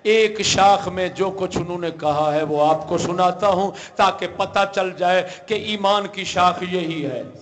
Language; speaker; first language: Urdu; non-native, local second language; Punjabi